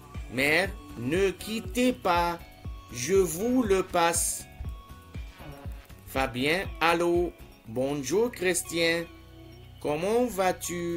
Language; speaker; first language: French; non-native, fluent; Arabic